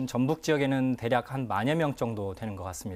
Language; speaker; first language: Korean; native; Korean